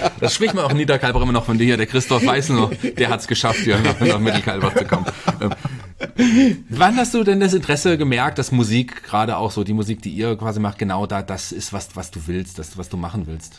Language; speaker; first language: German; native; German